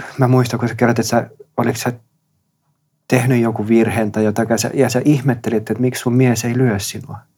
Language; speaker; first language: Finnish; non-native, local second language; Swedish